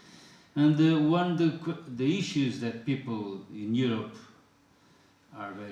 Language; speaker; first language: English; non-native, fluent; Portuguese